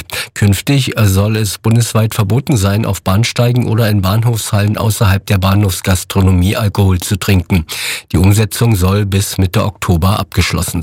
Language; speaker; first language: German; native; German